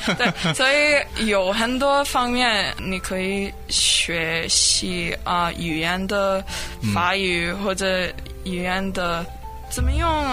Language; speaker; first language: Chinese; non-native, learner; English